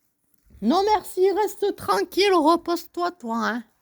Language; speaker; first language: French; native; French